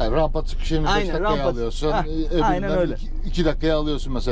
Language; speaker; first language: Turkish; native; Turkish